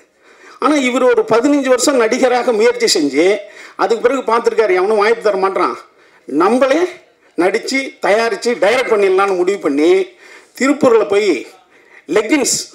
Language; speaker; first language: Tamil; native; Tamil